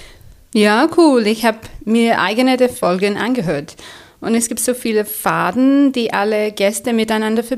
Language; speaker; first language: German; non-native, fluent; English